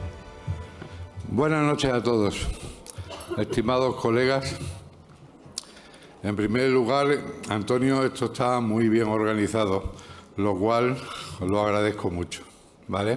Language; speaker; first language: Spanish; native; Spanish